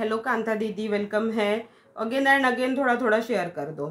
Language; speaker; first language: Hindi; non-native, local second language; Marathi